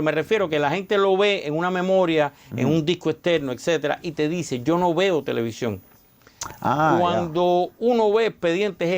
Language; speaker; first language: Spanish; native; Spanish